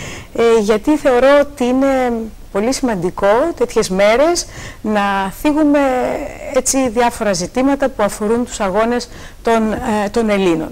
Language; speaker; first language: Greek; native; Greek